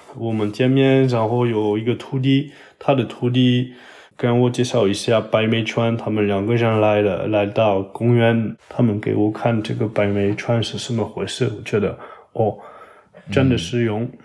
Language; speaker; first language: Chinese; non-native, learner; French